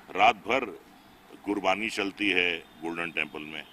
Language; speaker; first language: Hindi; native; Hindi